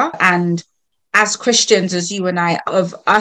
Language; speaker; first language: English; non-native, local second language; Krio